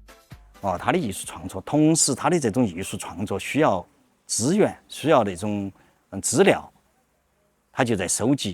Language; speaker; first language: Chinese; native; Chinese